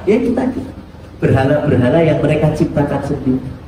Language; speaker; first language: Indonesian; native; Indonesian